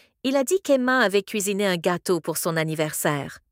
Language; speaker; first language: French; native; French